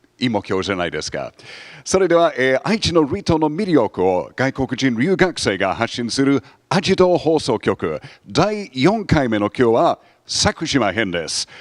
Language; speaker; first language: Japanese; non-native, fluent; English